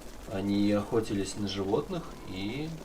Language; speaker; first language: Russian; native; Russian